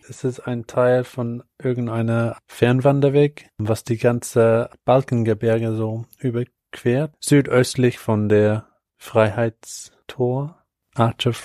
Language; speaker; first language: German; non-native, fluent; Bulgarian